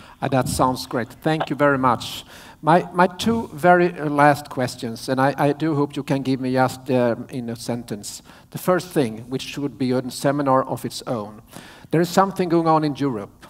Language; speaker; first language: English; non-native, fluent; Swedish